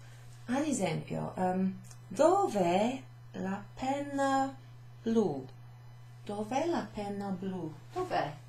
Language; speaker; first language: Italian; non-native, fluent; English